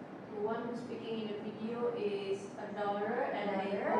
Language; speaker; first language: English; non-native, learner; Indonesian